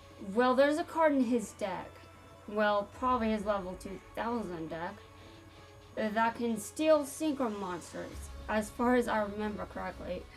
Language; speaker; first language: English; native; English